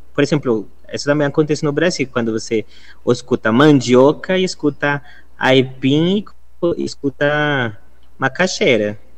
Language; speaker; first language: Portuguese; non-native, fluent; Spanish